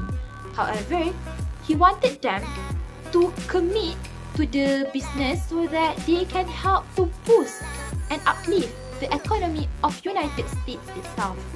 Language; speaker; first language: English; non-native, local second language; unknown